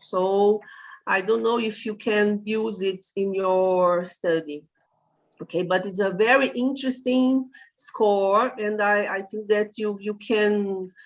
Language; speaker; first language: English; non-native, fluent; Portuguese